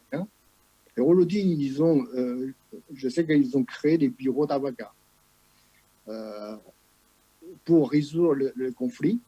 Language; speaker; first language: French; non-native, fluent; Chinese